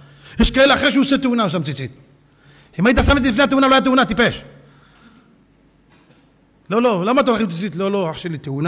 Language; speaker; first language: Hebrew; native; Hebrew